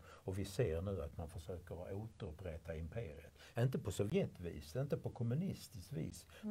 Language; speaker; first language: Swedish; native; Swedish